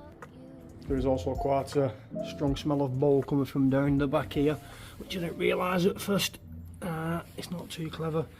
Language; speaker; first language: English; native; English